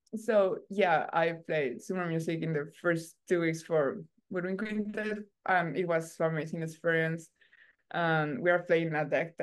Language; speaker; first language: English; non-native, learner; Spanish